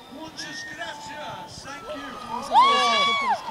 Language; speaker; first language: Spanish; non-native, learner; English